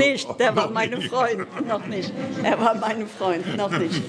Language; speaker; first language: German; non-native, fluent; Kurdish